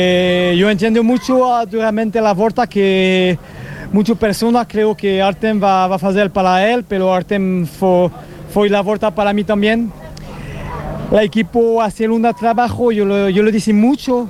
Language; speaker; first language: Spanish; non-native, learner; French